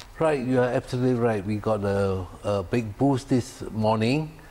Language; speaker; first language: English; non-native, local second language; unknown